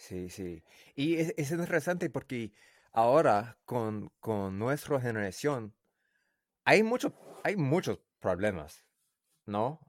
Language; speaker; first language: Spanish; non-native, learner; English